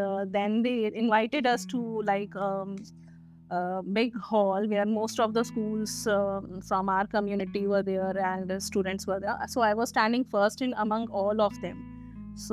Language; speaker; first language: English; non-native, local second language; Hindi